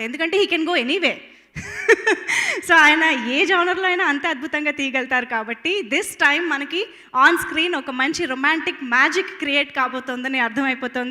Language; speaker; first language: Telugu; native; Telugu